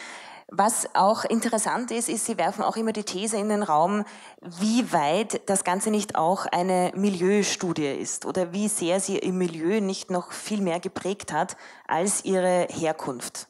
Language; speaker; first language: German; native; German